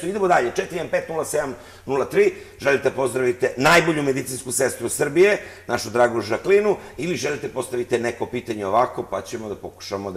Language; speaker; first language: Serbian; native; Serbian